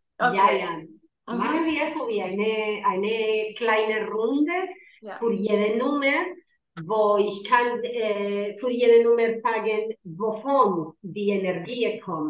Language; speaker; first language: German; non-native, learner; Spanish